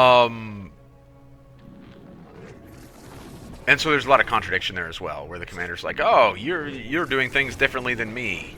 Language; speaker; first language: English; native; English